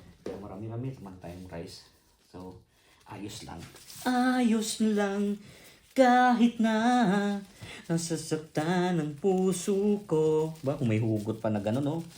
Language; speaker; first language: Filipino; native; Filipino